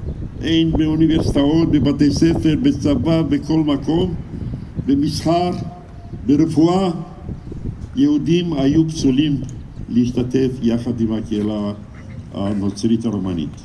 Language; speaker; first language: Hebrew; non-native, fluent; Romanian